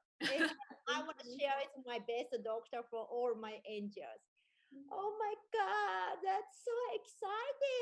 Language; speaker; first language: English; non-native, learner; Japanese